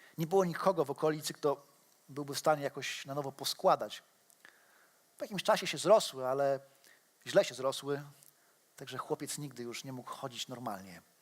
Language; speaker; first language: Polish; native; Polish